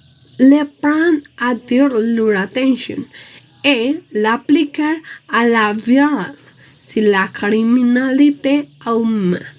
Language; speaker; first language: French; non-native, learner; Spanish